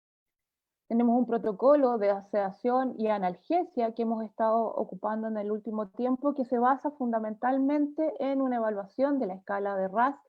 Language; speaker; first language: Spanish; native; Spanish